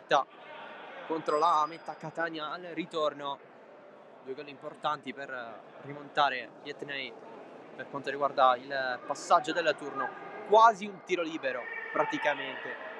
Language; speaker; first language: Italian; native; Italian